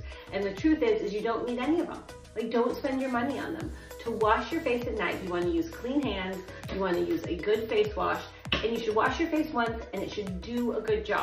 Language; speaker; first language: English; native; English